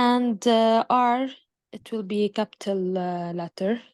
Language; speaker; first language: English; non-native, learner; Arabic